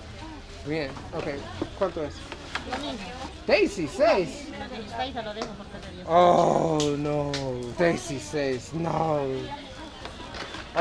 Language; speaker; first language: Spanish; non-native, learner; English